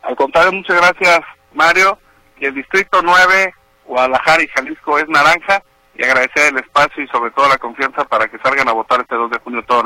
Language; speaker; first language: Spanish; native; Spanish